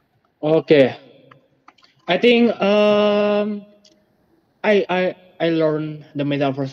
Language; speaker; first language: English; non-native, learner; Indonesian